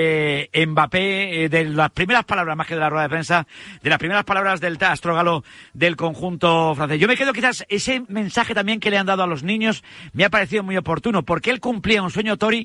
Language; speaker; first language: Spanish; native; Spanish